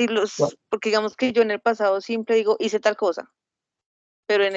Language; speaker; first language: Spanish; native; Spanish